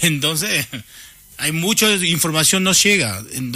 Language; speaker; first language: Spanish; non-native, learner; Chinese